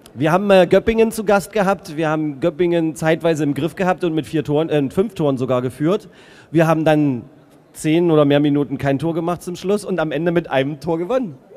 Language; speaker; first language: German; native; German